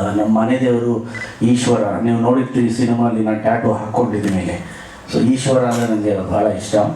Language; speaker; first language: Kannada; native; Kannada